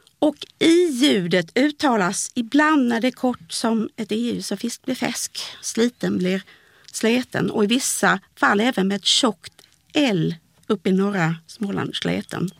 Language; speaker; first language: Swedish; native; Swedish